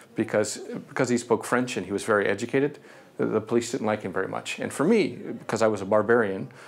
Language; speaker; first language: English; native; English